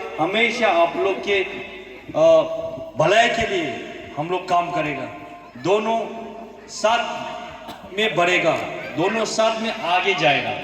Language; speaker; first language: Hindi; non-native, fluent; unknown